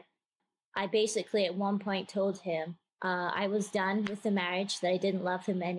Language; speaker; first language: English; native; English